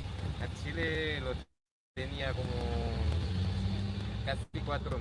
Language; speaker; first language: Spanish; non-native, learner; Haitian Creole